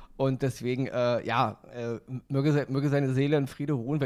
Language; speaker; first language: German; native; German